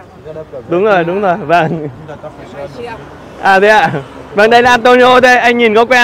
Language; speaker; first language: Vietnamese; native; Vietnamese